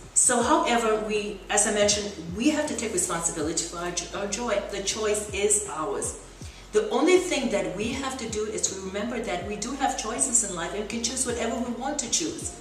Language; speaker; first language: English; native; English